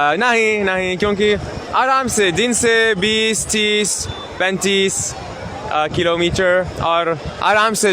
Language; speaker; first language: Hindi; non-native, learner; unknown